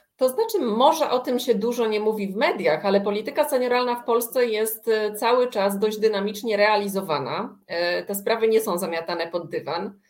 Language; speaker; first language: Polish; native; Polish